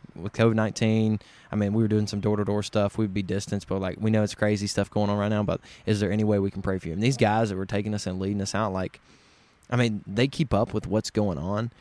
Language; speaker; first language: English; native; English